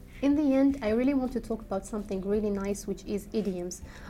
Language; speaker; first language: English; non-native, fluent; Arabic